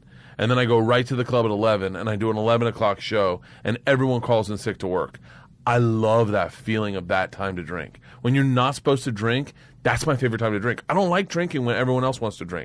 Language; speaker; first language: English; native; English